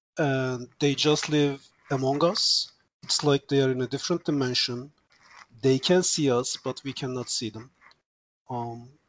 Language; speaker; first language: English; non-native, fluent; Turkish